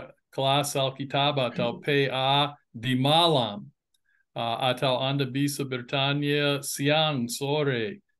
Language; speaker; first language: Indonesian; non-native, fluent; English